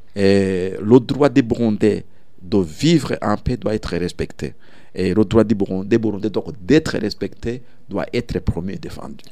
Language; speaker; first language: French; non-native, local second language; Rundi